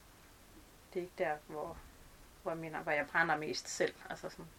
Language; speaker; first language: Danish; native; Danish